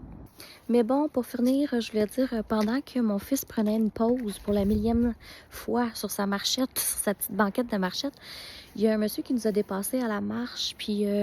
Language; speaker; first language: French; native; French